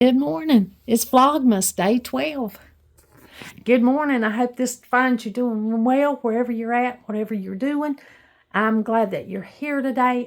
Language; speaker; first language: English; native; English